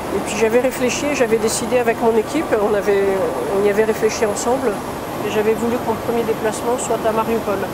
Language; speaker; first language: French; native; French